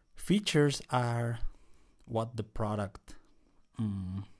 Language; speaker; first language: English; non-native, fluent; Spanish